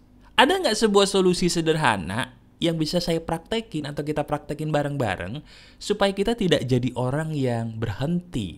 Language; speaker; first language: Indonesian; native; Indonesian